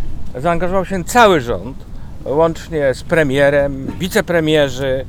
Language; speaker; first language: Polish; native; Polish